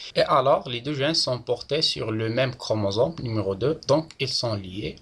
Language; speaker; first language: French; non-native, local second language; Arabic